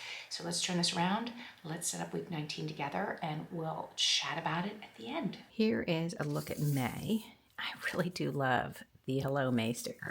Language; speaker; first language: English; native; English